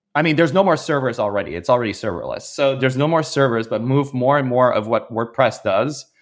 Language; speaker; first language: English; native; English